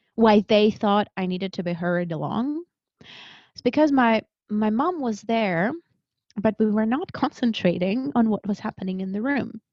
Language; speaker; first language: English; early bilingual, other home language; Russian